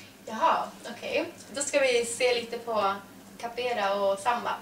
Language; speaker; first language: Swedish; native; Swedish